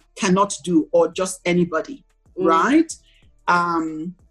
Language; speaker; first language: English; non-native, local second language; Igbo